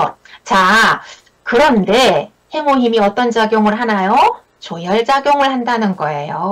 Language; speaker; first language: Korean; native; Korean